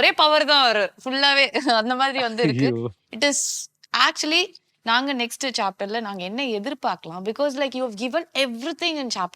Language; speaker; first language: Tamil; native; Tamil